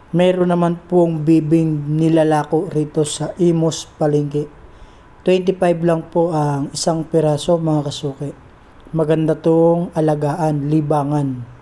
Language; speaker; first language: Filipino; native; Filipino